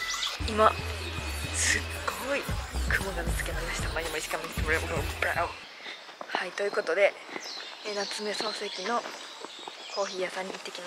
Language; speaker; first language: Japanese; native; Japanese